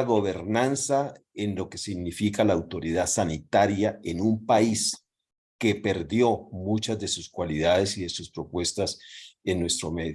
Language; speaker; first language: Spanish; native; Spanish